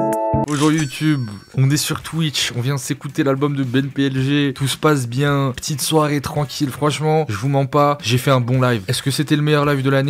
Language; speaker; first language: French; native; French